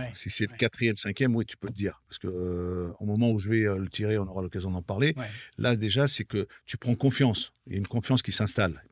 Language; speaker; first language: French; native; French